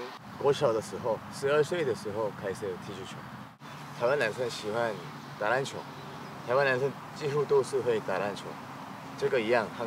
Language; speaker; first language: Chinese; non-native, learner; Korean